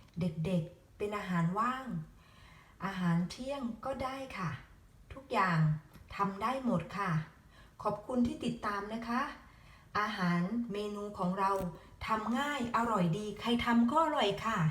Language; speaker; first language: Thai; native; Thai